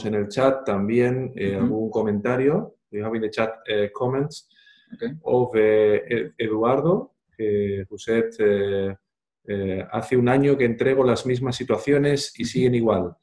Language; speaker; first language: Spanish; native; Spanish